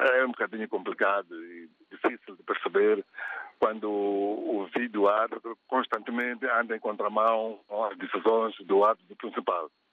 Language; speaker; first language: Portuguese; non-native, local second language; Tsonga